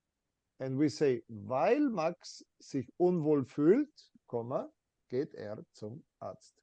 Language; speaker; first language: German; non-native, fluent; English